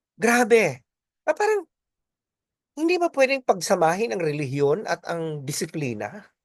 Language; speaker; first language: Filipino; non-native, local second language; Bikol